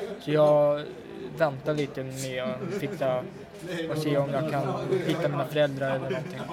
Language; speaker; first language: Swedish; early bilingual, other home language; Russian